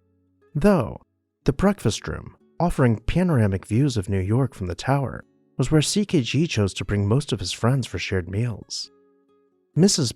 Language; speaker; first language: English; native; English